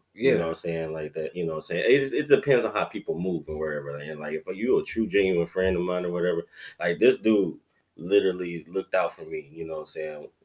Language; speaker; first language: English; native; English